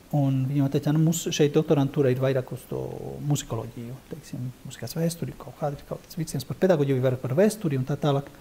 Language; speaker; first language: Latvian; non-native, fluent; Spanish